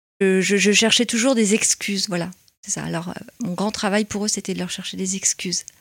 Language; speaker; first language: French; native; French